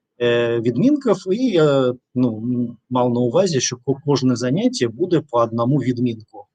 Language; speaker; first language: Ukrainian; non-native, learner; Russian